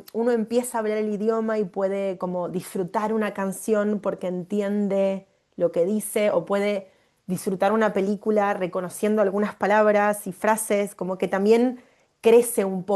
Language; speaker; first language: Spanish; native; Spanish